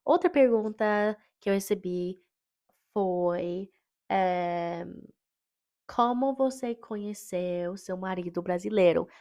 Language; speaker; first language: Portuguese; non-native, fluent; English